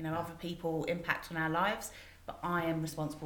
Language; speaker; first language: English; native; English